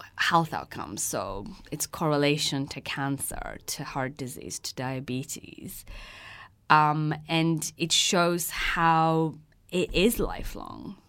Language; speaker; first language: English; early bilingual, other home language; Persian